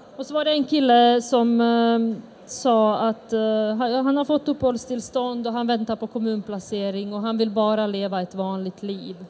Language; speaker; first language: Swedish; early bilingual, other home language; Bosnian